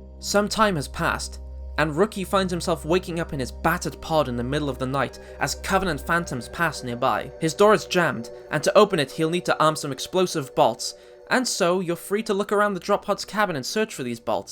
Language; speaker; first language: English; native; English